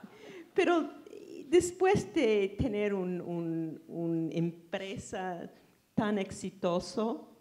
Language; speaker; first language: Spanish; non-native, fluent; English